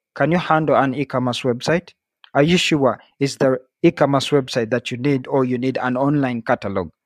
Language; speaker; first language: English; non-native, local second language; Ganda